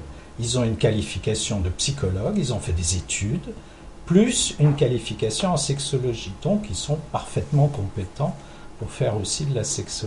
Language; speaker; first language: French; native; French